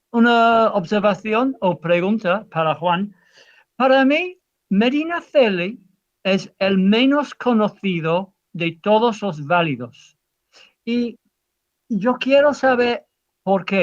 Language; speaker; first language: Spanish; non-native, fluent; English